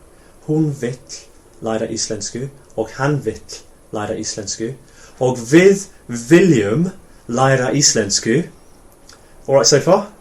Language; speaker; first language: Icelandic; non-native, fluent; English